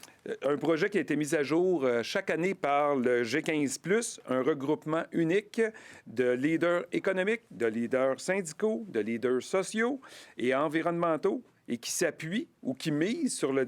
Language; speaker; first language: French; native; French